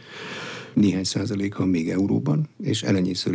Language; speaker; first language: Hungarian; native; Hungarian